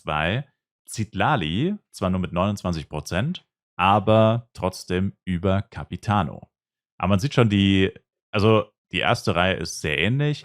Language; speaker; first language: German; native; German